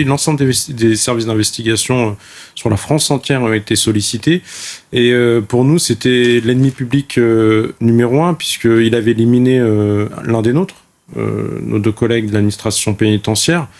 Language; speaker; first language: French; native; French